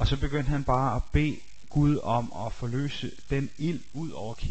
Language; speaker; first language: Danish; native; Danish